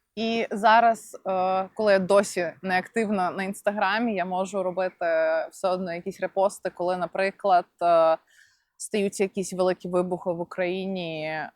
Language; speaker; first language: Ukrainian; non-native, local second language; Russian